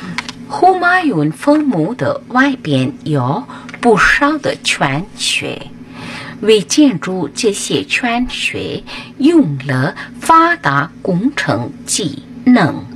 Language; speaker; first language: Chinese; non-native, fluent; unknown